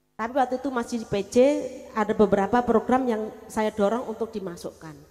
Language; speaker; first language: Indonesian; non-native, local second language; Javanese